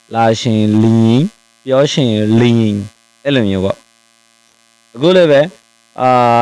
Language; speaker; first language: Burmese; non-native, local second language; Rohingya